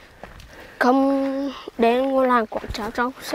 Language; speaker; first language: Vietnamese; non-native, local second language; Hmong